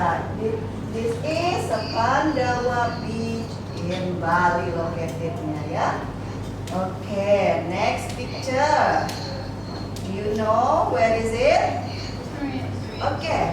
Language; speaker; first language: English; non-native, local second language; Indonesian